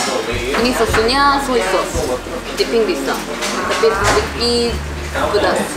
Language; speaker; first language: Indonesian; non-native, learner; Korean